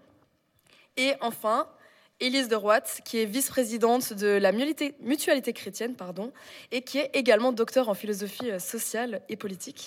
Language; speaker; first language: French; native; French